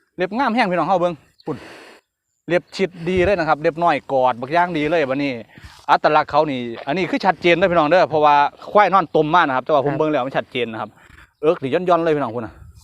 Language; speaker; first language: Thai; non-native, local second language; Northern Khmer